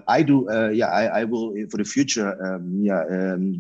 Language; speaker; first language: English; non-native, learner; Dutch